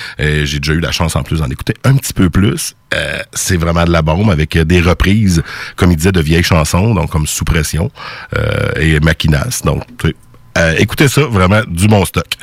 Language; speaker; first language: French; native; French